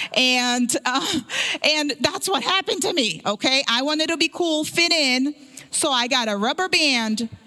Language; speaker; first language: English; early bilingual, other home language; Portuguese